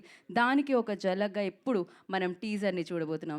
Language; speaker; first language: Telugu; native; Telugu